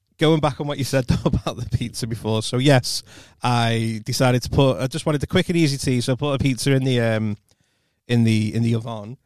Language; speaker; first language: English; native; English